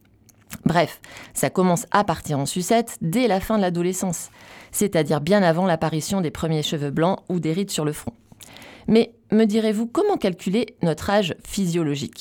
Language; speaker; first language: French; native; French